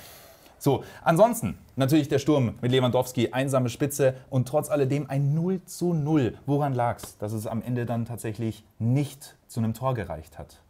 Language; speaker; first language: German; native; German